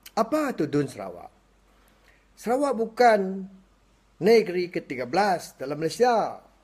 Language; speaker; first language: Malay; non-native, local second language; Iban